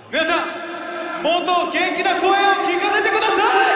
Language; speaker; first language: Japanese; non-native, fluent; Korean